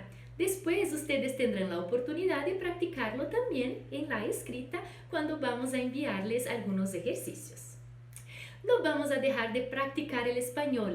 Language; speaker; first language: Spanish; non-native, fluent; Portuguese